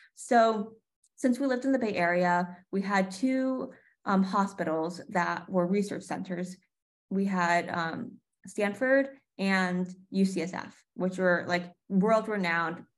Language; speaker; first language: English; native; English